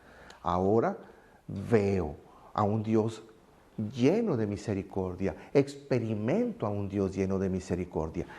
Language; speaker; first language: Spanish; native; Spanish